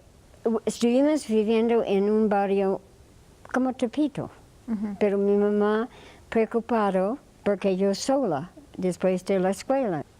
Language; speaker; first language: Spanish; non-native, fluent; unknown